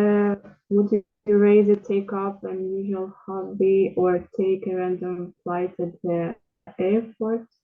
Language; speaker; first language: English; non-native, learner; Russian